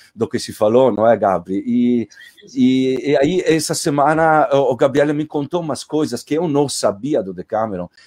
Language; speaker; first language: Portuguese; non-native, fluent; Italian